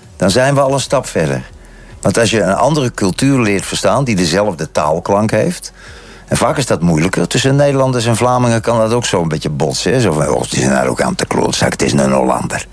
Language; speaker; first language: Dutch; native; Dutch